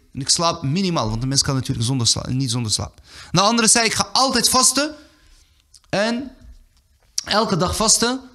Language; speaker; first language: Dutch; early bilingual, other home language; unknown